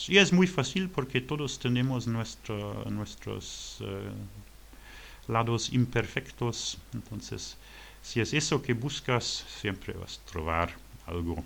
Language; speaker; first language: Spanish; non-native, learner; French